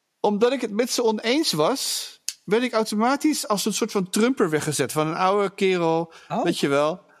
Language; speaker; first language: Dutch; native; Dutch